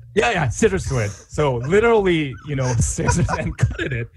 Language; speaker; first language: English; non-native, fluent; Korean